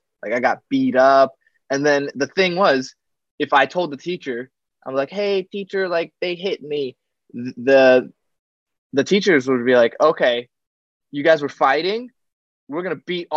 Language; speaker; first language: English; non-native, fluent; Chinese